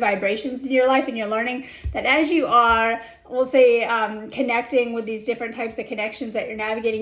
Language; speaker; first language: English; native; English